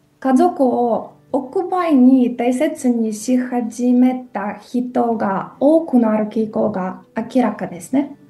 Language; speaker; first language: Japanese; non-native, fluent; Ukrainian